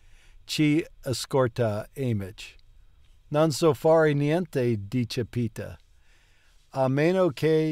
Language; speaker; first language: Italian; non-native, learner; English